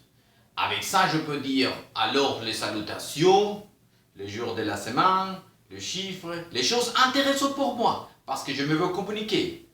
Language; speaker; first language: French; non-native, fluent; Spanish